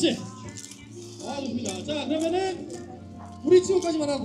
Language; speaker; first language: Korean; native; Korean